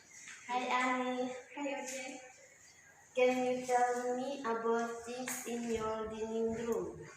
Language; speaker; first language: English; non-native, learner; Indonesian